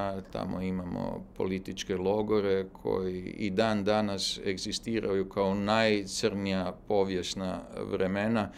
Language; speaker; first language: Serbian; native; Serbian